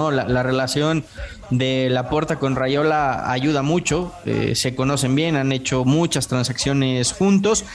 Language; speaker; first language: Spanish; native; Spanish